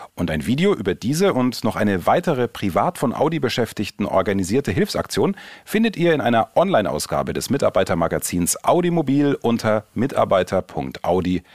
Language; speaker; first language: German; native; German